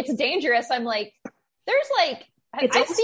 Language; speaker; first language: English; native; English